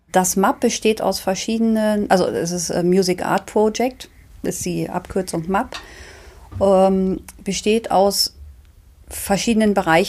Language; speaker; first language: German; native; German